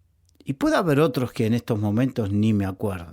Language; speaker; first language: Spanish; native; Spanish